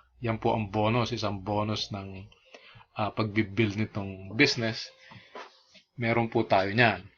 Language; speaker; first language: Filipino; non-native, local second language; Iloko